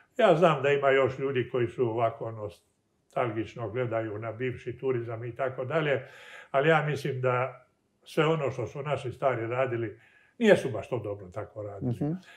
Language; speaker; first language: Croatian; native; Croatian